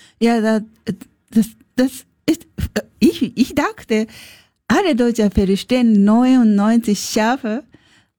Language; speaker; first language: German; non-native, learner; Japanese